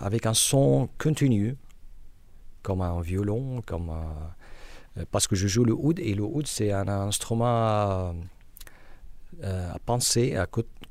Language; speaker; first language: French; non-native, learner; Arabic